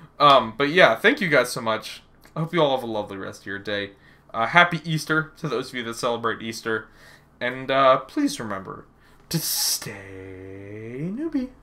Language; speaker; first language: English; native; English